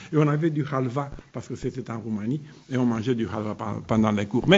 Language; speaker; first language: French; non-native, fluent; Romanian